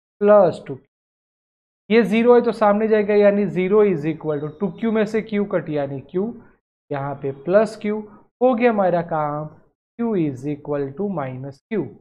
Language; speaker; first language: Hindi; non-native, local second language; Gujarati